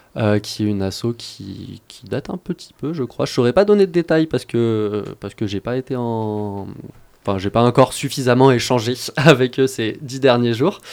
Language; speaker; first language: French; native; French